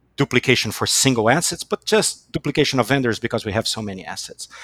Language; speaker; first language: English; non-native, fluent; Portuguese